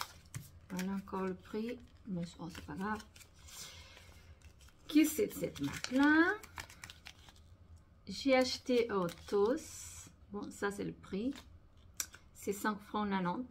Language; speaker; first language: French; non-native, fluent; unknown